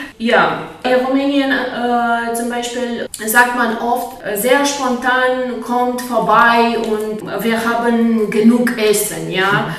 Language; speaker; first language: German; non-native, learner; Romanian